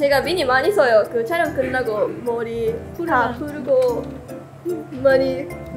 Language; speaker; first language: Korean; non-native, fluent; Japanese